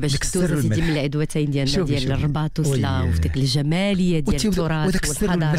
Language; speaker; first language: Arabic; native; Arabic